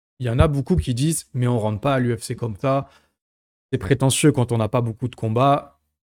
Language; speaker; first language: French; native; French